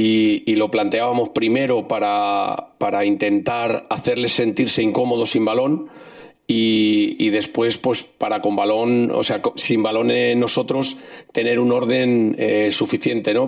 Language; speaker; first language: Spanish; native; Spanish